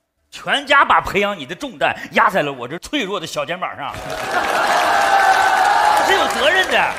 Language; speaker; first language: Chinese; native; Chinese